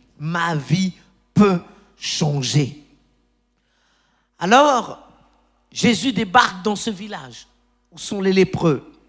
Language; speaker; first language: French; native; French